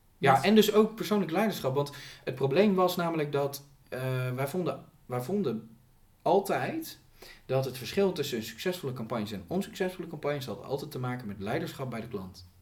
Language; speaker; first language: Dutch; native; Dutch